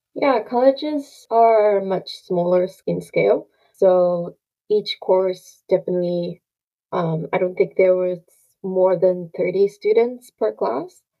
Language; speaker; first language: English; non-native, fluent; Japanese